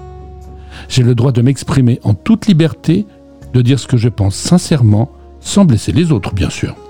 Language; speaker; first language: French; native; French